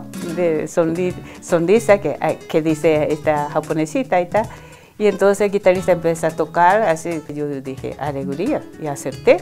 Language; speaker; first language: Spanish; non-native, learner; Japanese